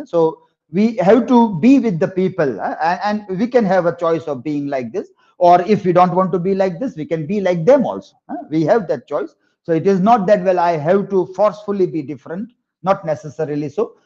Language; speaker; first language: English; non-native, local second language; Gujarati